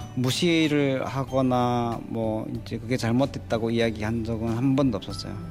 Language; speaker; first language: Korean; native; Korean